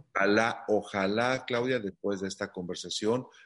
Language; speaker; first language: Spanish; native; Spanish